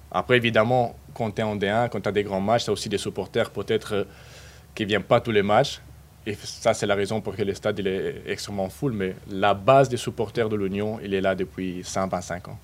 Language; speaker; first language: French; non-native, fluent; Spanish